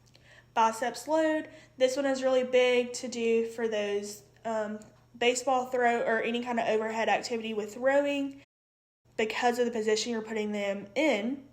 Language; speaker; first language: English; native; English